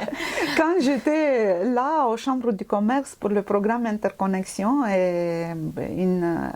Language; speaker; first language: French; non-native, fluent; Romanian